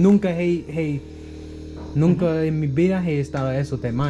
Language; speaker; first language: Spanish; non-native, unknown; English